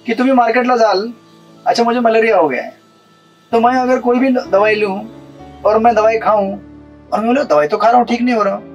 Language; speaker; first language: Hindi; non-native, local second language; Marathi